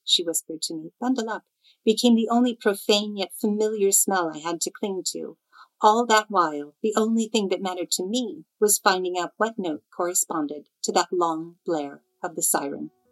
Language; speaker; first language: English; native; English